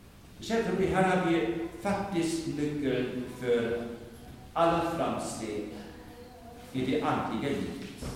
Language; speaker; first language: Swedish; non-native, fluent; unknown